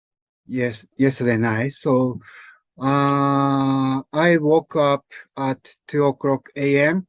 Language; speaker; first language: English; non-native, learner; Japanese